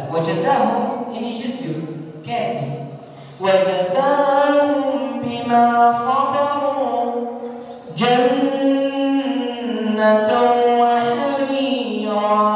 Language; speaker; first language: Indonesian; non-native, learner; Arabic